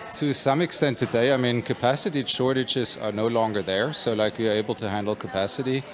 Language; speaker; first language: English; non-native, fluent; German